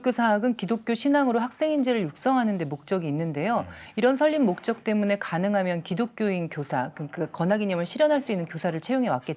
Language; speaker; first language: Korean; native; Korean